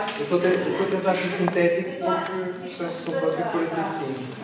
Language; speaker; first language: Portuguese; native; Portuguese